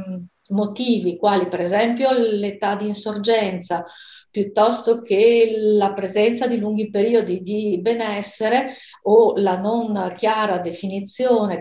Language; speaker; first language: Italian; native; Italian